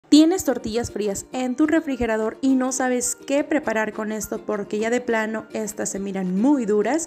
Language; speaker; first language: Spanish; native; Spanish